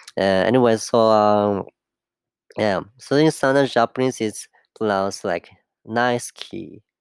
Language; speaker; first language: English; non-native, fluent; Japanese